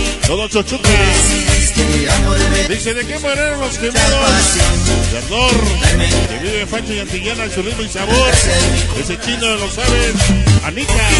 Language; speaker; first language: Spanish; native; Spanish